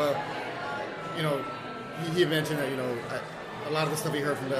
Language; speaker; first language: English; native; English